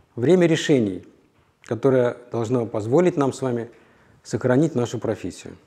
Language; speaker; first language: Russian; native; Russian